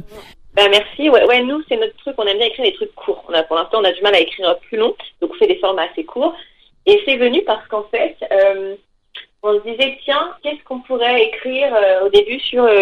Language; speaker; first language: French; native; French